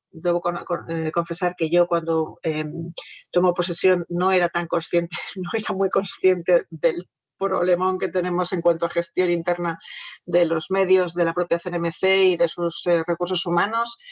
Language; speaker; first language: Spanish; native; Spanish